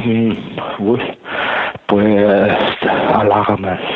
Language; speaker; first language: French; non-native, learner; Catalan